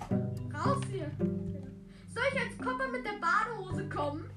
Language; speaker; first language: German; native; German